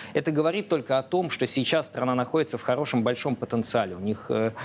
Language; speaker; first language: Russian; native; Russian